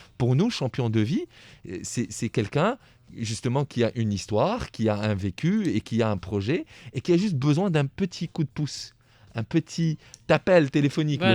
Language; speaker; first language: French; non-native, local second language; Arabic